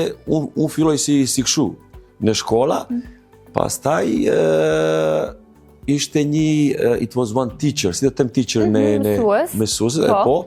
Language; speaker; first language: Albanian; non-native, learner; Serbian